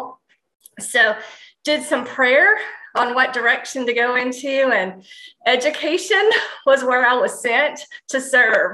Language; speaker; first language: English; native; English